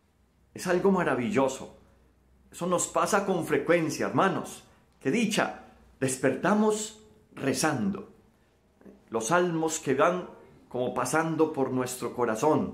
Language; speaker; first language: Spanish; native; Spanish